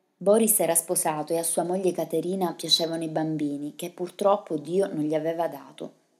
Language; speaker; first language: Italian; early bilingual, other home language; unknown